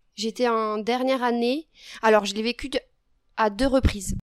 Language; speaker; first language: French; native; French